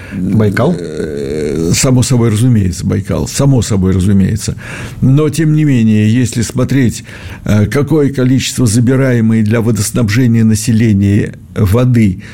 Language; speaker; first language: Russian; native; Russian